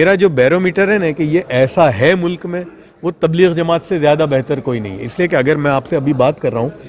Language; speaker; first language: Hindi; non-native, local second language; Gujarati